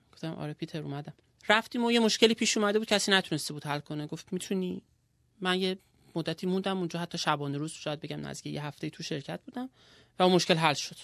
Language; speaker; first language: Persian; native; Persian